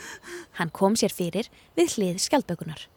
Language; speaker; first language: Icelandic; native; Icelandic